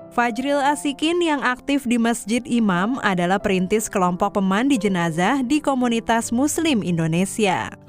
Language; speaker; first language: Indonesian; native; Indonesian